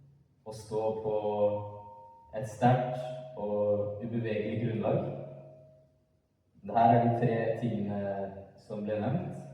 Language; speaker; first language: Norwegian; early bilingual, other home language; Amharic